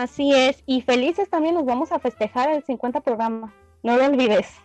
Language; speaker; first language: Spanish; native; Spanish